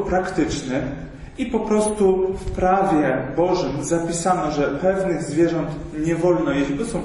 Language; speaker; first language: Polish; native; Polish